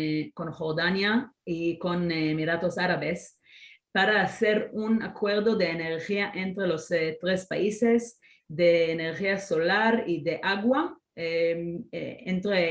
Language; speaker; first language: Spanish; non-native, fluent; Hebrew